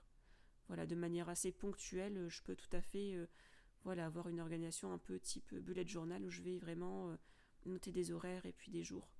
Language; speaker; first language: French; native; French